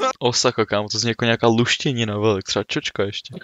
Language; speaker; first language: Czech; native; Czech